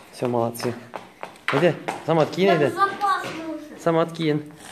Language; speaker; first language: Russian; non-native, local second language; Tatar